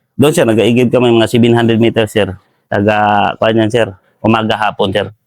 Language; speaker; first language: Filipino; non-native, local second language; Cebuano